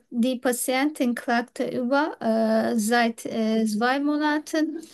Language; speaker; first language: German; non-native, learner; Turkish